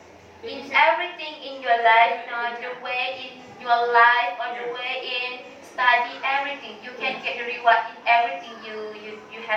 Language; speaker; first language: English; non-native, learner; Thai